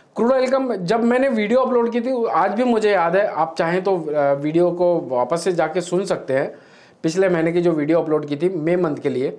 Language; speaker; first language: Hindi; native; Hindi